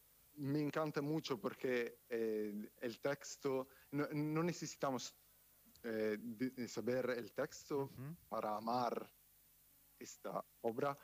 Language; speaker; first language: Spanish; non-native, fluent; Italian